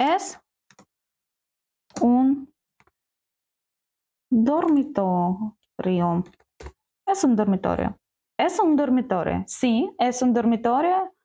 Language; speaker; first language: Spanish; non-native, learner; Ukrainian